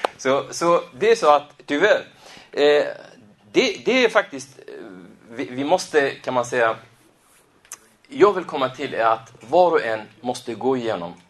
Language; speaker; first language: Swedish; non-native, fluent; Arabic